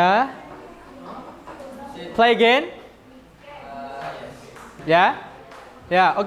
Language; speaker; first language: English; non-native, learner; Indonesian